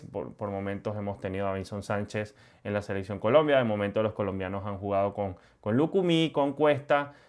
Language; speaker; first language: Spanish; native; Spanish